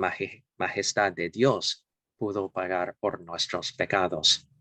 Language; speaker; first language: Spanish; non-native, fluent; English